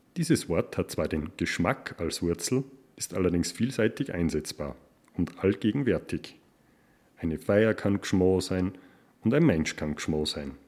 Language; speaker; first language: German; native; German